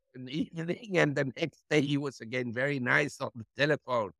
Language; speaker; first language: English; non-native, fluent; German